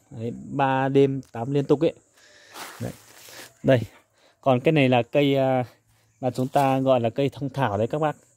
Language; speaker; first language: Vietnamese; non-native, local second language; Iu Mien